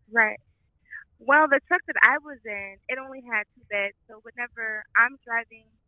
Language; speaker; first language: English; native; English